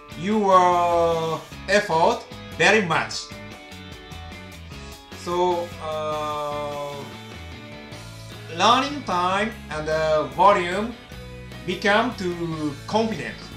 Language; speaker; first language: English; non-native, learner; Japanese